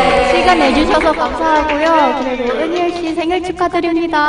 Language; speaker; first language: Korean; non-native, fluent; Indonesian